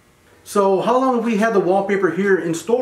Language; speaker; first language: English; native; English